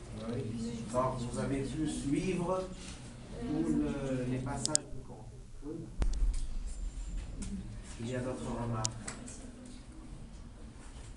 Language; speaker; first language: French; non-native, local second language; Arabic